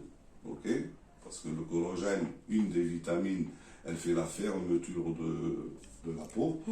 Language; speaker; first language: French; non-native, learner; Portuguese